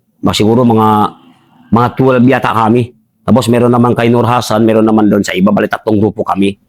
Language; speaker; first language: Filipino; non-native, local second language; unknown